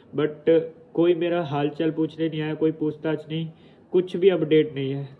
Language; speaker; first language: Hindi; native; Hindi